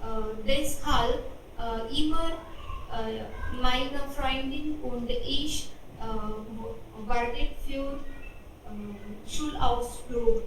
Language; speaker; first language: German; non-native, learner; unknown